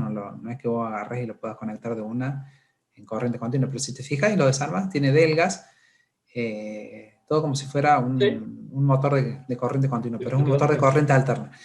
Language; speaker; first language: Spanish; native; Spanish